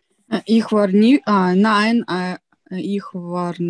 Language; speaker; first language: German; non-native, learner; Russian